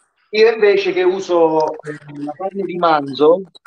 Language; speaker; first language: Italian; native; Italian